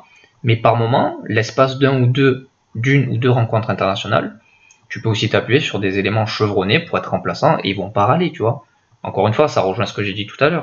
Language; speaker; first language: French; native; French